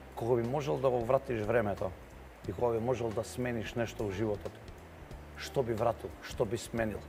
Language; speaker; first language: Macedonian; native; Macedonian